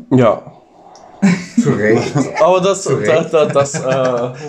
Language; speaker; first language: German; non-native, fluent; Romansh